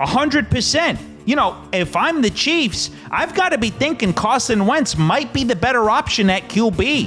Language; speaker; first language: English; native; English